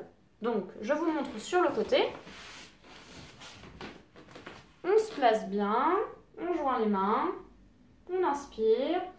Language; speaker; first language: French; native; French